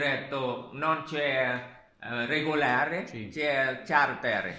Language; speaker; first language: Italian; non-native, learner; Vietnamese